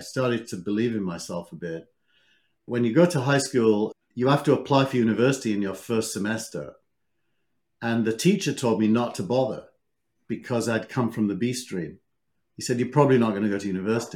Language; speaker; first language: English; native; English